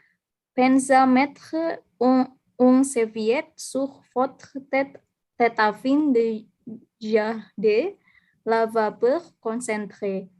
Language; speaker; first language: French; non-native, learner; Indonesian